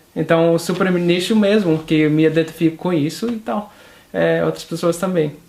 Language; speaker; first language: Portuguese; non-native, fluent; English